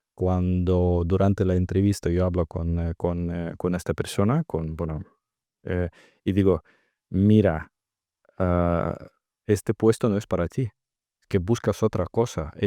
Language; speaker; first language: Spanish; non-native, fluent; Russian